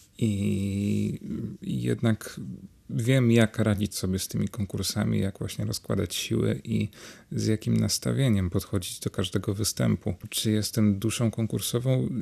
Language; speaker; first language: Polish; native; Polish